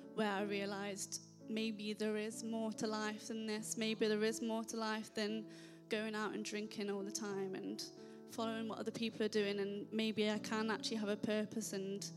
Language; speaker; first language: English; native; English